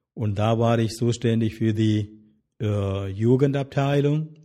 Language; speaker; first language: German; non-native, fluent; Malayalam